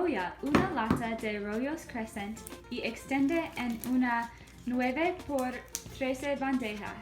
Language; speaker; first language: Spanish; non-native, learner; English